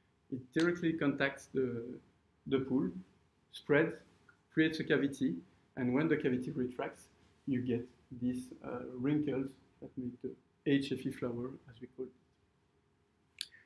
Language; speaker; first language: English; non-native, fluent; French